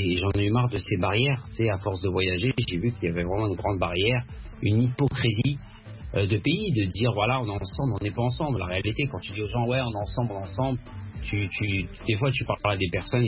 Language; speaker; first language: French; early bilingual, other home language; Arabic